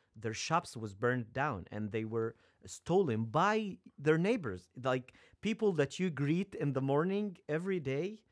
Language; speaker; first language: English; non-native, fluent; Arabic